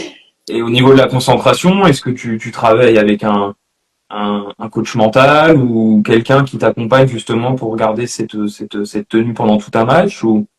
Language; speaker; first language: French; native; French